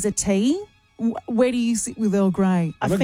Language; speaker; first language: English; native; English